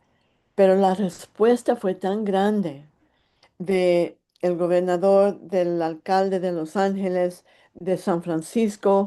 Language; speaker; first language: Spanish; early bilingual, heritage; English